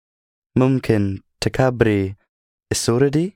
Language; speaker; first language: Arabic; non-native, learner; English